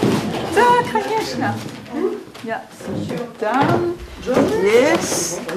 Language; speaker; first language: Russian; early bilingual, heritage; Russian